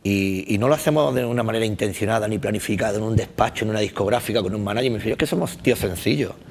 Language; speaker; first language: Spanish; native; Spanish